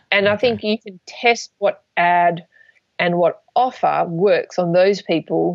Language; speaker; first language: English; native; English